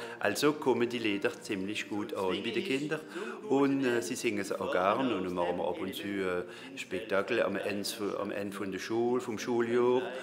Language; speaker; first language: German; non-native, local second language; French